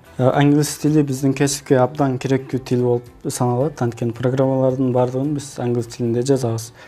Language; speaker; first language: Kyrgyz; early bilingual, heritage; Kyrgyz